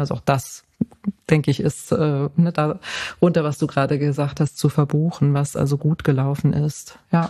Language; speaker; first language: German; native; German